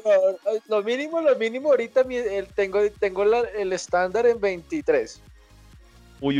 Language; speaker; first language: Spanish; native; Spanish